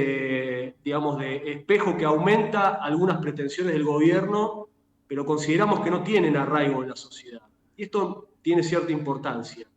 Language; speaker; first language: Spanish; native; Spanish